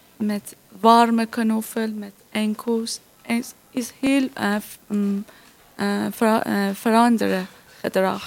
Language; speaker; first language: Dutch; non-native, learner; Persian